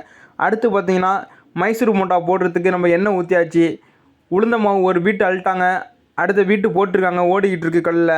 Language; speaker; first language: Tamil; native; Tamil